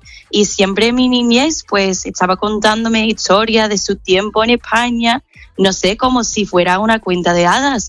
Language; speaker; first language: Spanish; non-native, fluent; English